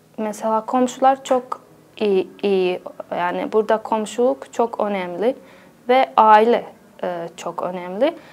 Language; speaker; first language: Turkish; non-native, fluent; Bosnian